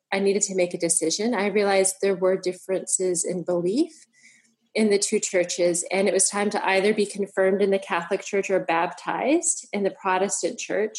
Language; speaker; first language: English; native; English